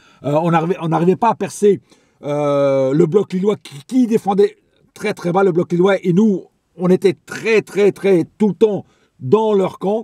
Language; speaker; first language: French; native; French